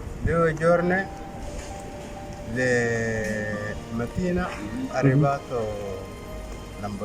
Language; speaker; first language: Italian; non-native, learner; Arabic